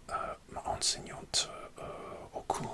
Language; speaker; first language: French; non-native, learner; English